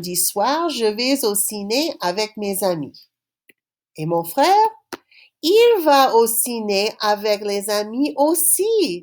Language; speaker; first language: French; non-native, fluent; English